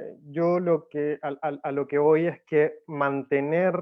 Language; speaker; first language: Spanish; native; Spanish